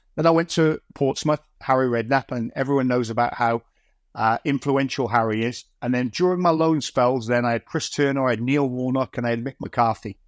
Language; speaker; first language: English; native; English